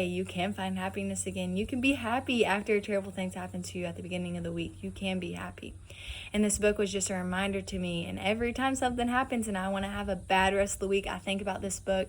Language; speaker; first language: English; native; English